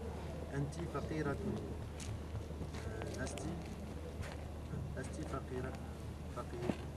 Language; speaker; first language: Arabic; non-native, learner; French